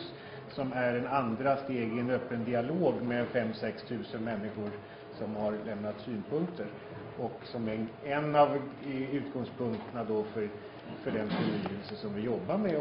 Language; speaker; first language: Swedish; native; Swedish